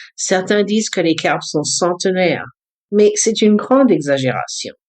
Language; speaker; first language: French; early bilingual, other home language; English